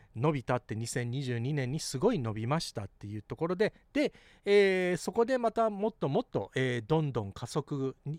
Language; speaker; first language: Japanese; early bilingual, heritage; Japanese